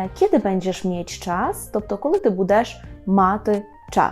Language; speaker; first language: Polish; non-native, fluent; Ukrainian